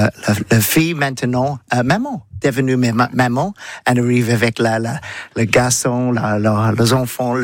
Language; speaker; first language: French; non-native, learner; English